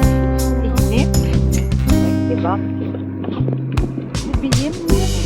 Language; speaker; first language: Danish; non-native, fluent; Filipino